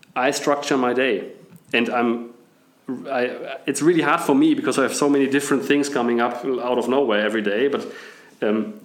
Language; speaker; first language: English; non-native, fluent; German